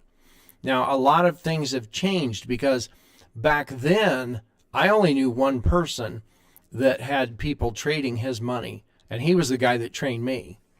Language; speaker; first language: English; native; English